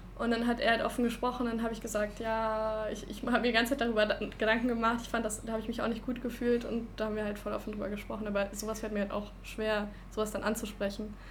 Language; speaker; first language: German; native; German